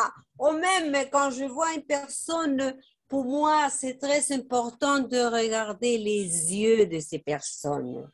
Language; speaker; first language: French; non-native, fluent; Spanish